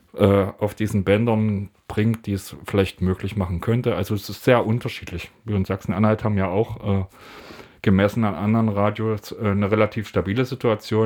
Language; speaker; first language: German; native; German